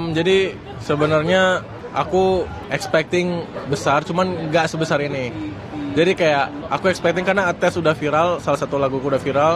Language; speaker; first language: Indonesian; native; Indonesian